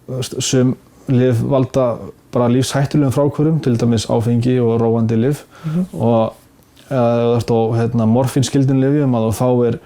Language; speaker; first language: Icelandic; native; Icelandic